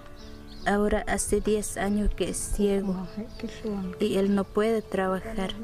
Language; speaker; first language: Spanish; non-native, local second language; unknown